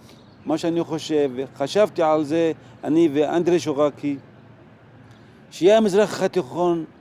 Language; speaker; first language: Hebrew; non-native, local second language; Arabic